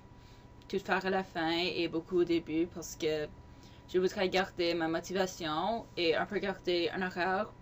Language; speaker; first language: French; non-native, local second language; English